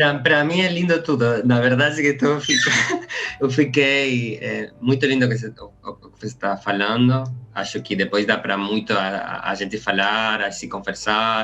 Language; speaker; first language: Portuguese; non-native, learner; Spanish